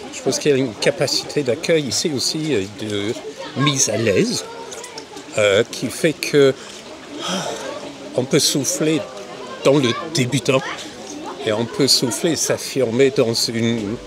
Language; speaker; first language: French; non-native, fluent; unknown